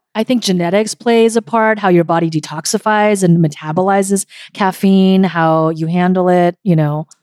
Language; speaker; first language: English; early bilingual, other home language; Korean